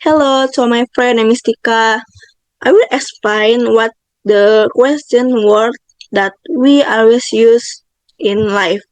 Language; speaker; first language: English; non-native, learner; Indonesian